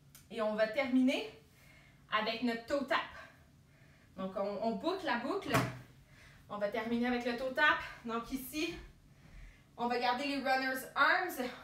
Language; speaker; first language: French; native; French